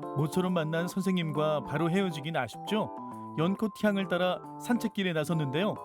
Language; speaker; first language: Korean; native; Korean